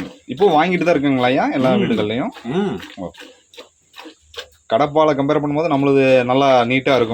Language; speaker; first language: Tamil; native; Tamil